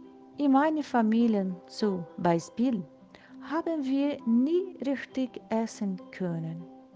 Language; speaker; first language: German; non-native, learner; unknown